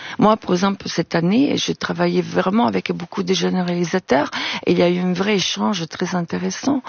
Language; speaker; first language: French; non-native, fluent; Italian